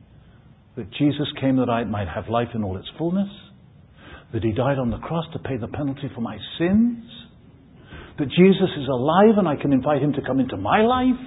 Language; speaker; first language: English; native; English